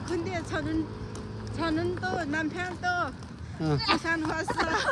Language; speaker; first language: Korean; non-native, learner; Nepali